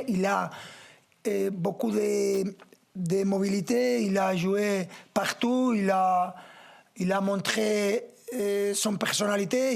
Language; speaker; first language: French; non-native, fluent; Spanish